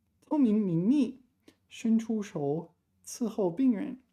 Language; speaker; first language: Chinese; non-native, learner; English